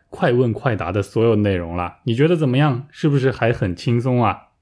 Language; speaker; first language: Chinese; native; Chinese